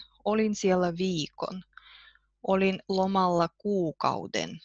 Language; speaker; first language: Finnish; non-native, fluent; Russian